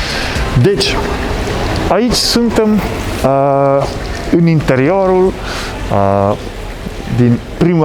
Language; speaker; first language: Romanian; non-native, learner; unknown